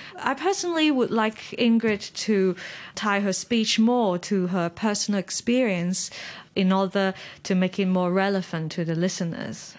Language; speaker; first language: English; non-native, local second language; Cantonese